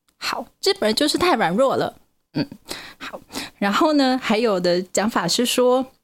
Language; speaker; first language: Chinese; native; Chinese